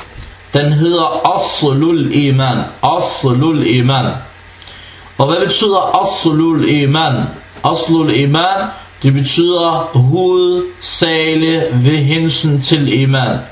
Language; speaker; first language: Danish; early bilingual, other home language; Arabic